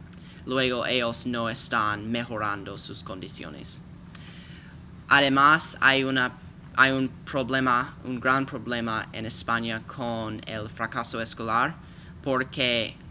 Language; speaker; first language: Spanish; non-native, fluent; English